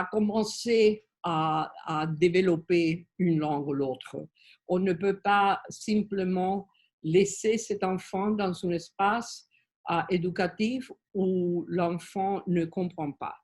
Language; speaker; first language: French; non-native, learner; Spanish